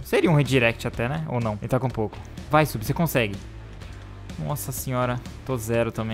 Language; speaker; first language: Portuguese; native; Portuguese